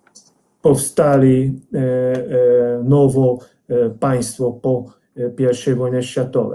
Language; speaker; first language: Polish; non-native, fluent; Hungarian